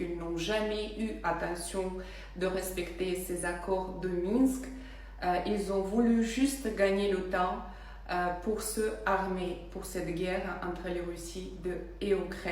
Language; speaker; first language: French; non-native, fluent; Russian